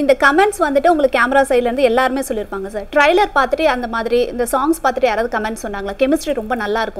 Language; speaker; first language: Tamil; native; Tamil